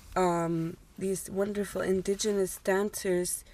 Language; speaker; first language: English; non-native, fluent; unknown